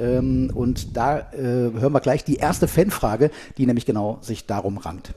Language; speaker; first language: German; native; German